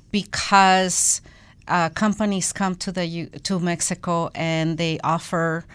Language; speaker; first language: English; non-native, fluent; Spanish